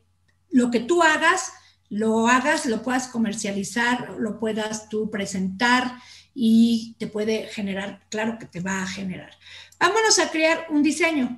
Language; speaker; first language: Spanish; native; Spanish